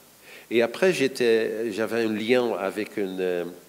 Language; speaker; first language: French; non-native, fluent; Dutch